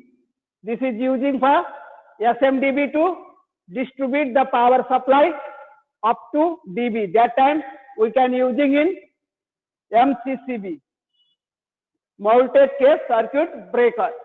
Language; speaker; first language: English; non-native, learner; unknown